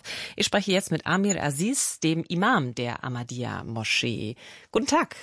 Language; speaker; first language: German; native; German